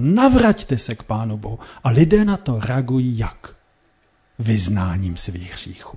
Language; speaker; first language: Czech; native; Czech